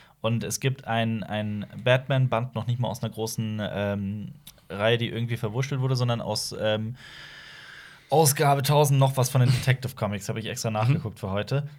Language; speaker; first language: German; native; German